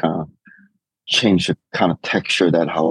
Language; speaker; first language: English; non-native, local second language; Cantonese